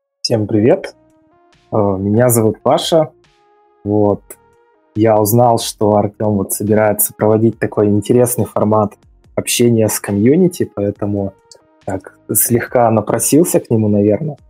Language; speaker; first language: Russian; native; Russian